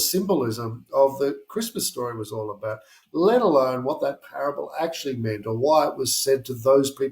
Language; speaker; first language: English; native; English